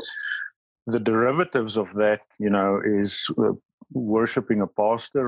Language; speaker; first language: English; non-native, local second language; Afrikaans